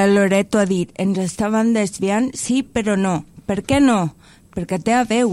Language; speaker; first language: Catalan; native; Catalan